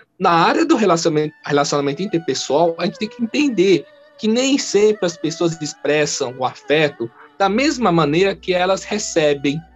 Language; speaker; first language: Portuguese; early bilingual, other home language; Chinese